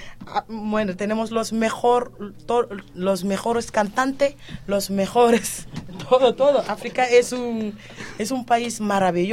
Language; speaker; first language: Spanish; non-native, fluent; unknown